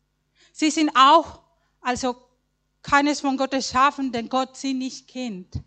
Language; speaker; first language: German; non-native, learner; Spanish